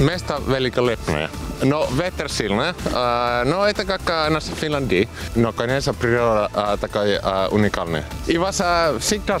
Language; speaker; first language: Russian; non-native, learner; Finnish